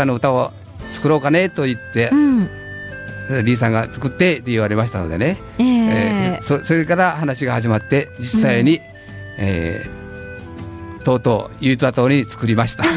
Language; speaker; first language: Japanese; native; Japanese